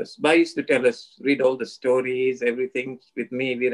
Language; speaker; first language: English; non-native, local second language; Gujarati